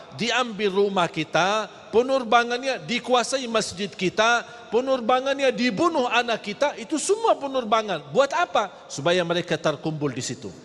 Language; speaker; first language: Malay; non-native, fluent; Arabic